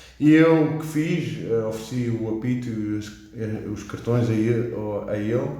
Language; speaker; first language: Portuguese; early bilingual, heritage; English